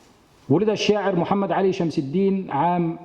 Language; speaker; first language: Arabic; native; Arabic